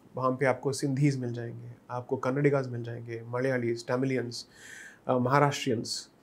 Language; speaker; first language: Hindi; non-native, local second language; Tamil